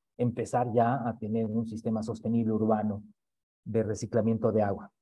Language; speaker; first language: Spanish; native; Spanish